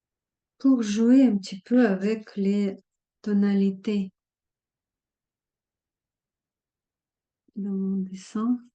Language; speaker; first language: French; non-native, fluent; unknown